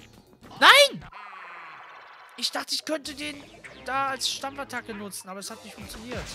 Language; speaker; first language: German; native; German